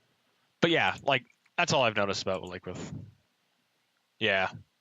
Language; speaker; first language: English; native; English